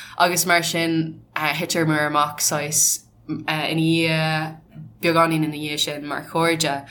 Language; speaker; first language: Irish; non-native, local second language; English